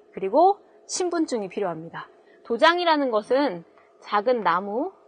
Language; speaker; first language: Korean; native; Korean